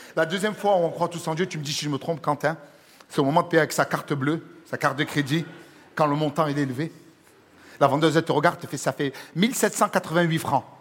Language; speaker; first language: French; native; French